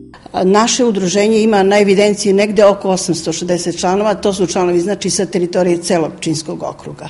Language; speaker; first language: Serbian; native; Serbian